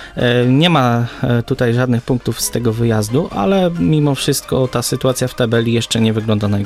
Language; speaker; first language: Polish; native; Polish